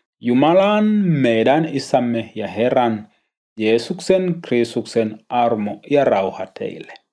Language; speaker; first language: Finnish; non-native, learner; Swahili